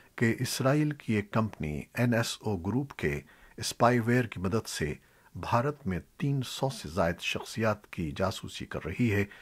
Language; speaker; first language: Urdu; native; Urdu